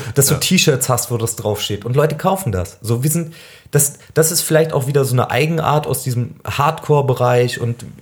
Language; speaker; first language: German; native; German